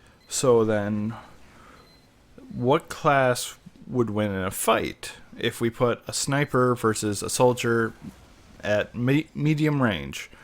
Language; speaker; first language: English; native; English